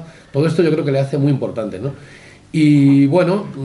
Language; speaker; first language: Spanish; native; Spanish